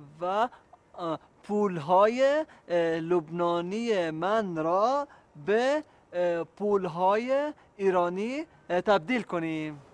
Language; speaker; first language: Persian; non-native, learner; Arabic